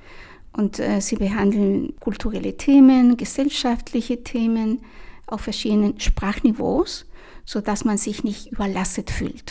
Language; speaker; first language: German; non-native, fluent; Spanish